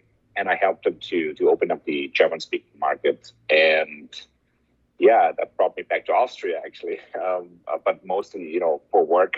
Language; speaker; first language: English; non-native, fluent; German